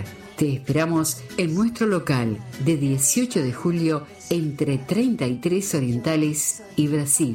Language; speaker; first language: Spanish; native; Spanish